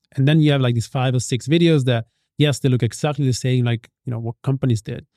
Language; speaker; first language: English; non-native, fluent; Italian